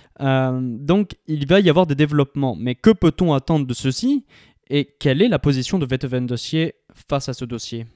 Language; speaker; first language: French; native; French